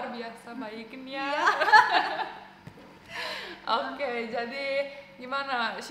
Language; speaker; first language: Indonesian; non-native, fluent; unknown